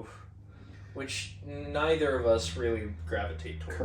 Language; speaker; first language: English; native; English